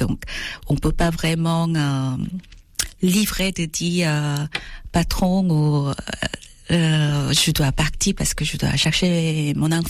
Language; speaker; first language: French; non-native, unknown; Korean